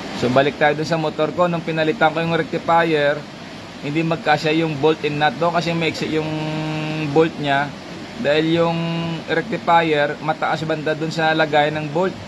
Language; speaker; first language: Filipino; non-native, local second language; Hiligaynon